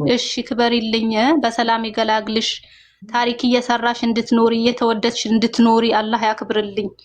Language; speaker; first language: Amharic; non-native, local second language; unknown